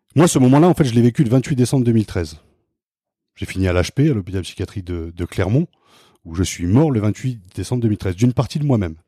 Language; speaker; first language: French; native; French